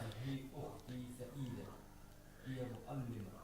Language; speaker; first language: Arabic; non-native, learner; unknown